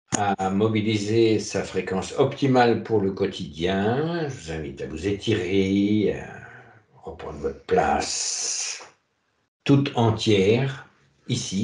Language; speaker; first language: French; native; French